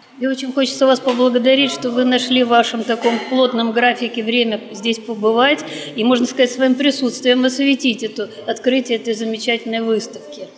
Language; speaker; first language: Russian; native; Russian